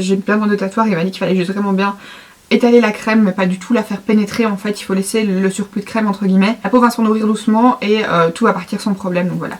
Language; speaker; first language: French; native; French